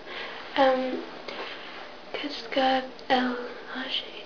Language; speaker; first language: French; non-native, learner; English